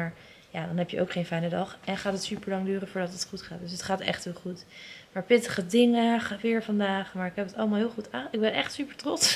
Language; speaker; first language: Dutch; native; Dutch